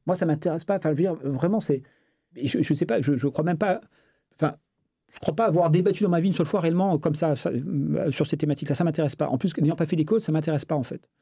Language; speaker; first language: French; native; French